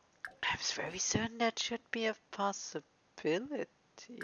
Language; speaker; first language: English; non-native, fluent; German